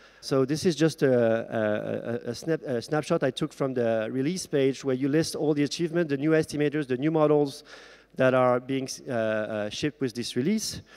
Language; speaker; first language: English; non-native, fluent; French